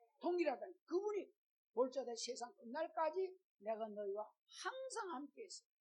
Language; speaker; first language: Korean; native; Korean